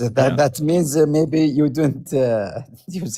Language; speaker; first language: English; non-native, learner; Arabic